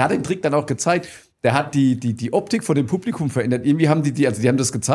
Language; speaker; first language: German; native; German